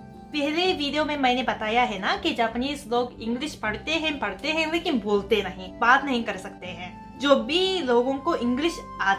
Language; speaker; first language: Hindi; non-native, fluent; Japanese